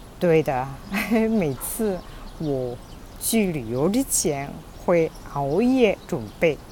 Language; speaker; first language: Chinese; non-native, fluent; Japanese